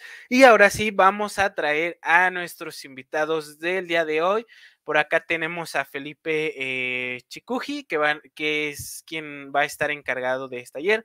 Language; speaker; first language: Spanish; native; Spanish